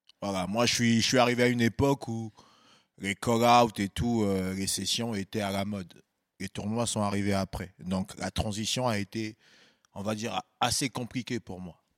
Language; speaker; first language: French; early bilingual, other home language; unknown